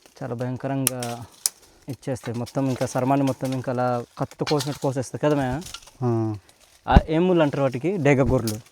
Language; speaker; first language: Telugu; non-native, local second language; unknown